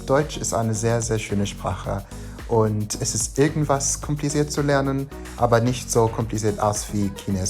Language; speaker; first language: German; non-native, learner; English